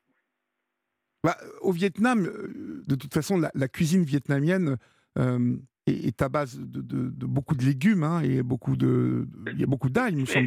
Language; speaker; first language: French; native; French